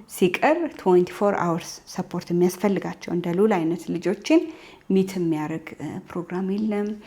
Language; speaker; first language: Amharic; native; Amharic